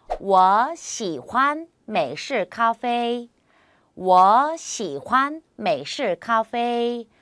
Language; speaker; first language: Chinese; non-native, fluent; Korean